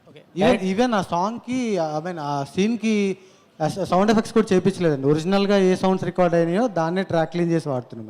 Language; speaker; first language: Telugu; native; Telugu